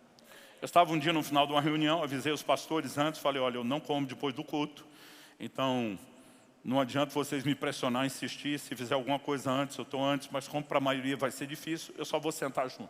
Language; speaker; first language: Portuguese; native; Portuguese